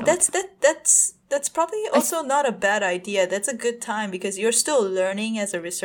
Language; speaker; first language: English; non-native, fluent; Japanese